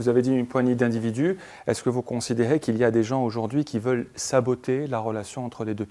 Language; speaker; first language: French; non-native, local second language; Arabic